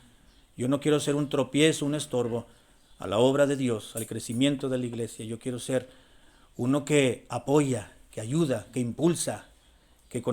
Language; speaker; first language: Spanish; native; Spanish